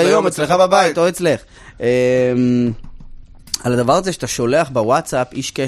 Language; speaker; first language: Hebrew; native; Hebrew